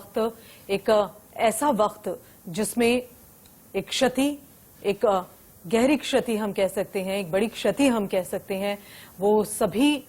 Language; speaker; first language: Hindi; native; Hindi